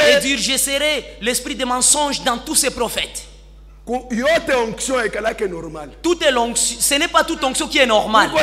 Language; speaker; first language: French; non-native, local second language; Swahili